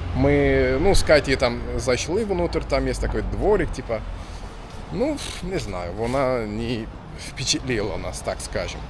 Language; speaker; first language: Ukrainian; non-native, learner; Turkish